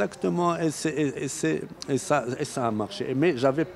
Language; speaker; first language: French; non-native, local second language; Arabic